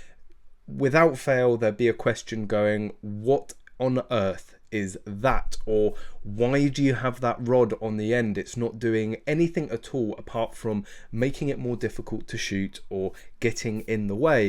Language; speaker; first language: English; native; English